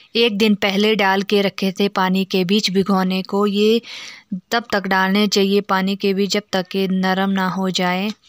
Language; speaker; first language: Hindi; non-native, local second language; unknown